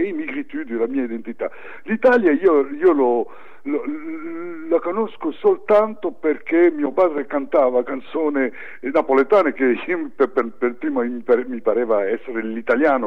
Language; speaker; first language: Italian; early bilingual, heritage; French